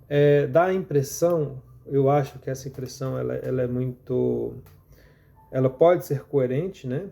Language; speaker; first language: Portuguese; native; Portuguese